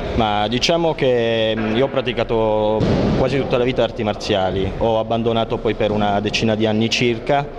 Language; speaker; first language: Italian; native; Italian